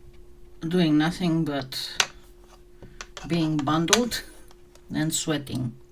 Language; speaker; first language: English; non-native, fluent; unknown